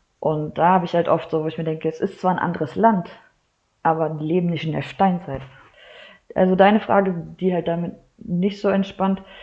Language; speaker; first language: German; native; German